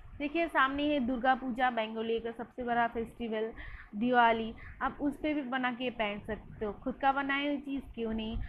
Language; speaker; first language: Hindi; non-native, local second language; Bangla